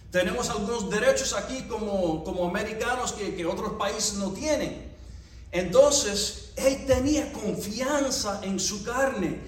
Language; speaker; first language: Spanish; non-native, fluent; English